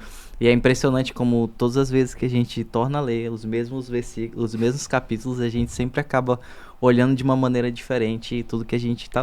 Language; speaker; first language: Portuguese; native; Portuguese